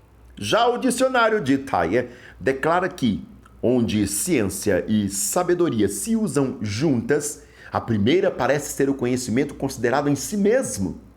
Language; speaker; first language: Portuguese; native; Portuguese